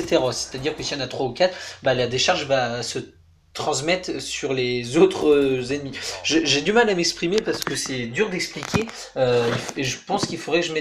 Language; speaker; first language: French; native; French